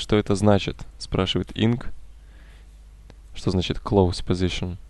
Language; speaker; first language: Russian; native; Russian